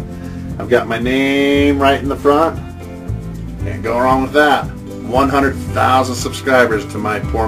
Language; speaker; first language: English; native; English